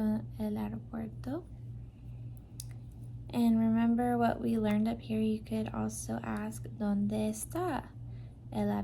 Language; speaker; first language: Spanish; non-native, learner; English